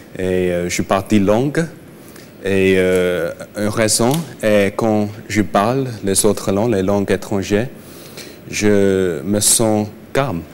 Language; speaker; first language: French; non-native, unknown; English